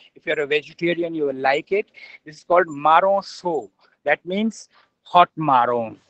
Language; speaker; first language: English; non-native, local second language; Hindi